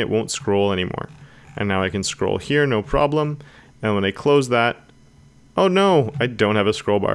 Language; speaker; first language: English; native; English